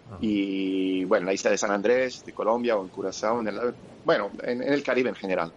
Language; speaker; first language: Spanish; non-native, fluent; French